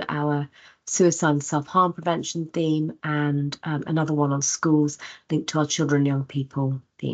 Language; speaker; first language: English; native; English